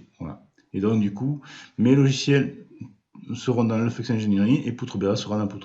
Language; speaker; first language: French; native; French